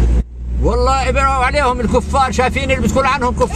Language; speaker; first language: Arabic; native; Arabic